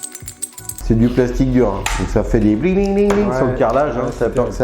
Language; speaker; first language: French; native; French